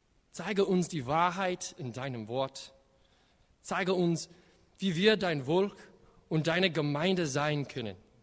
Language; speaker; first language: German; non-native, learner; English